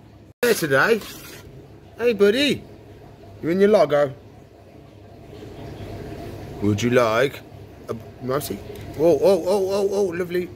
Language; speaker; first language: English; native; English